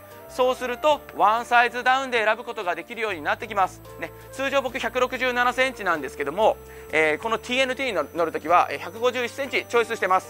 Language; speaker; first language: Japanese; native; Japanese